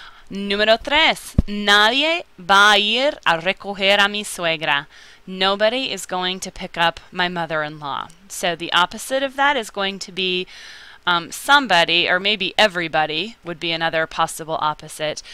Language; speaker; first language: English; native; English